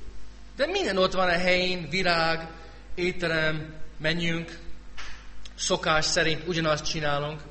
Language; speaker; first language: Hungarian; non-native, fluent; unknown